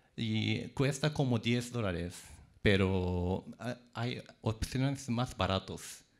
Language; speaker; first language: Spanish; non-native, fluent; Japanese